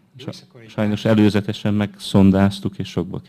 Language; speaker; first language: Hungarian; native; Hungarian